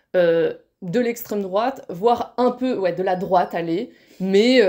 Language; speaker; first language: French; native; French